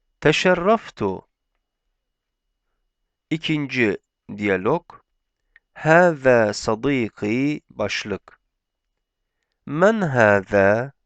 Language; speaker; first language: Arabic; non-native, fluent; Turkish